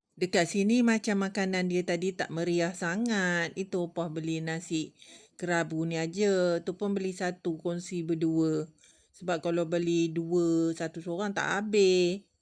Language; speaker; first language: Malay; native; Malay